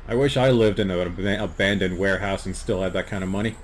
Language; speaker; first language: English; native; English